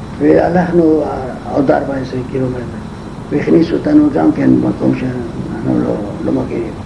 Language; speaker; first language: Hebrew; non-native, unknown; Arabic